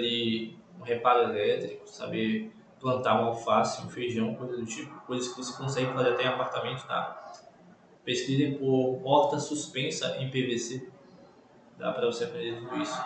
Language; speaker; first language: Portuguese; native; Portuguese